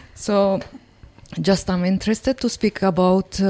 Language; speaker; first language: English; non-native, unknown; Kurdish